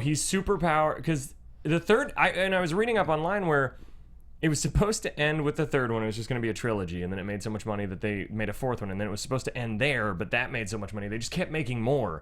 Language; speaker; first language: English; native; English